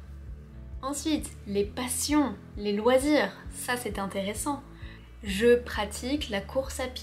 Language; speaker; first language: French; native; French